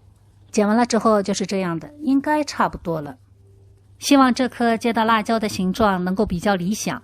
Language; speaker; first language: Chinese; native; Chinese